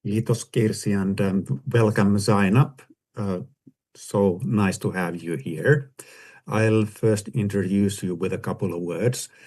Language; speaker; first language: English; non-native, fluent; Finnish